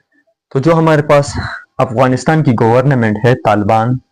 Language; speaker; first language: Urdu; non-native, fluent; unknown